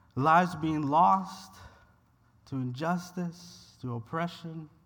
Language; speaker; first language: English; non-native, fluent; Spanish